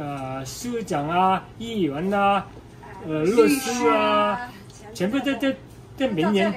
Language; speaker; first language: Chinese; non-native, learner; Cantonese